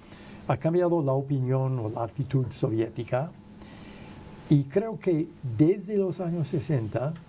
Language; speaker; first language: Spanish; non-native, fluent; English